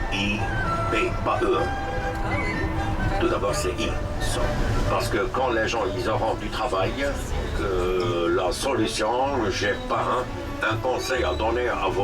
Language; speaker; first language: French; non-native, local second language; Arabic